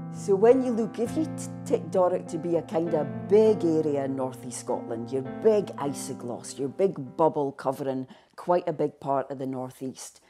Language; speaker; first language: English; native; English